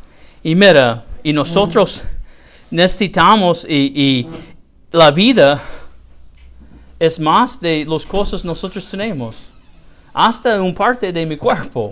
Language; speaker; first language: Spanish; non-native, learner; English